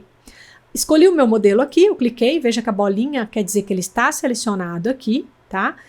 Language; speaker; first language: Portuguese; native; Portuguese